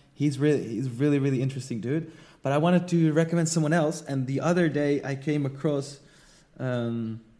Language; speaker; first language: English; non-native, fluent; Dutch